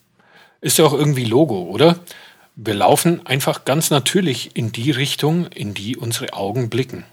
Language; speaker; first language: German; native; German